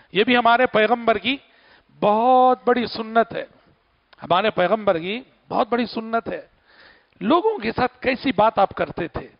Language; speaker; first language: Urdu; native; Urdu